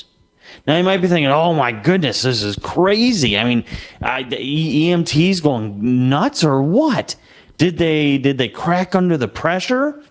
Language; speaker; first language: English; native; English